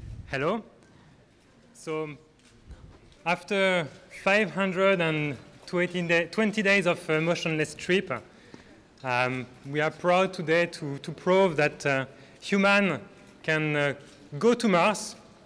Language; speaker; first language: English; non-native, fluent; French